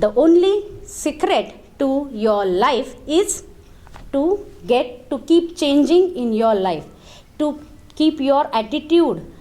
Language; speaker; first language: English; non-native, local second language; Marathi